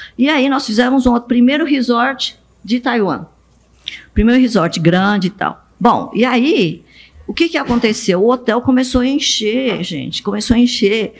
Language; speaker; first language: Portuguese; early bilingual, other home language; Japanese